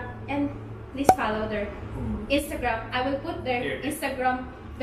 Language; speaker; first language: English; non-native, local second language; Filipino